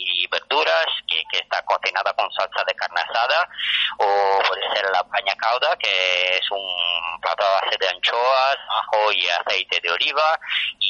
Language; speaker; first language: Spanish; non-native, fluent; Italian